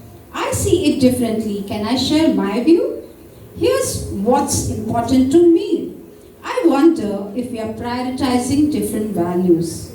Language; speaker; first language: English; non-native, local second language; Marathi